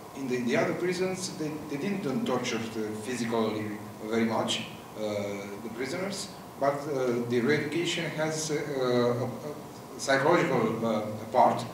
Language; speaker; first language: English; non-native, fluent; Romanian